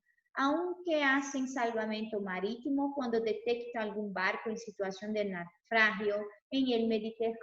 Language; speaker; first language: Spanish; non-native, fluent; Portuguese